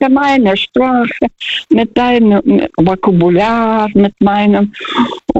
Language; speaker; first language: German; non-native, fluent; Russian